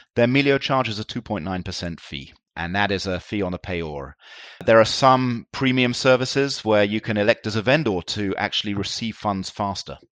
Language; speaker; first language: English; native; English